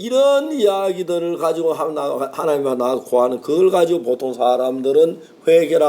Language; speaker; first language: Korean; native; Korean